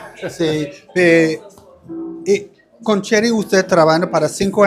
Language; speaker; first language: Spanish; non-native, learner; English